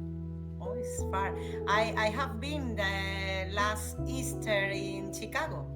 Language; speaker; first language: English; non-native, learner; Spanish